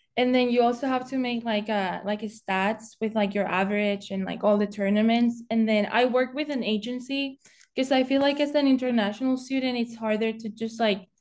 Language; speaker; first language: English; non-native, fluent; Spanish